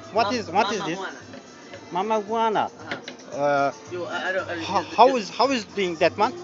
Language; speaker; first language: English; non-native, learner; Turkish